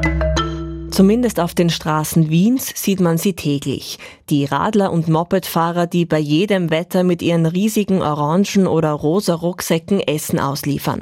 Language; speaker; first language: German; native; German